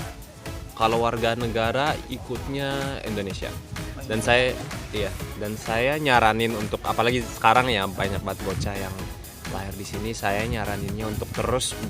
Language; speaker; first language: Indonesian; early bilingual, heritage; Indonesian